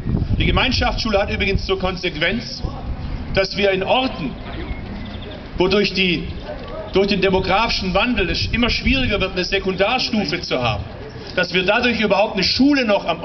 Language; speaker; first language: German; early bilingual, other home language; Turkish